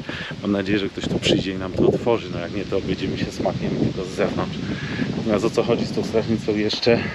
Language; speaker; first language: Polish; native; Polish